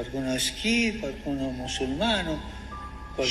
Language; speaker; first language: Italian; non-native, fluent; Spanish